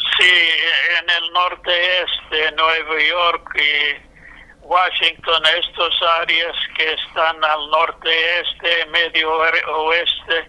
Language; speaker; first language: Spanish; non-native, fluent; English